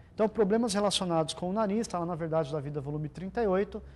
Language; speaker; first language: Portuguese; native; Portuguese